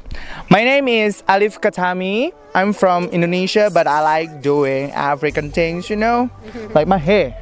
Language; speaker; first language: English; non-native, learner; Indonesian